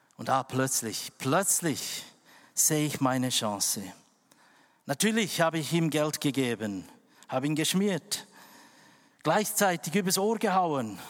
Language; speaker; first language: German; non-native, fluent; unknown